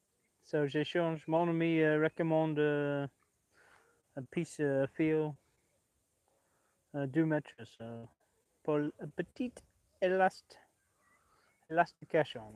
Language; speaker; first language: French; non-native, learner; English